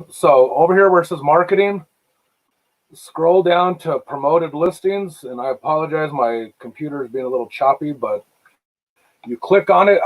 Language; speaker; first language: English; native; English